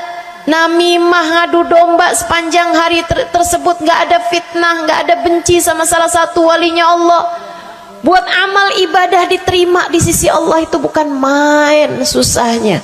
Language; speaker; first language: Indonesian; native; Indonesian